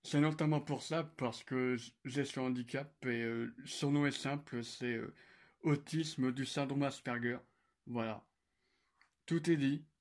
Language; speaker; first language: French; native; French